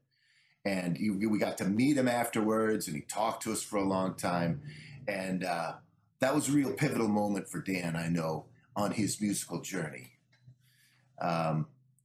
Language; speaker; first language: English; native; English